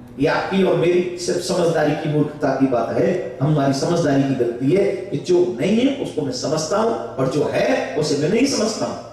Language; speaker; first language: Hindi; native; Hindi